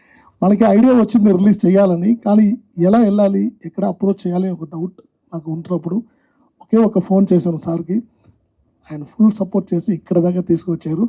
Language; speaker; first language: Telugu; non-native, learner; Tamil